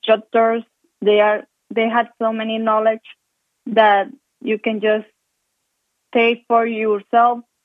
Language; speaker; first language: English; non-native, fluent; Spanish